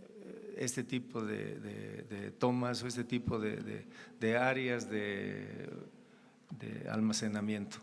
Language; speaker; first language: Spanish; native; Spanish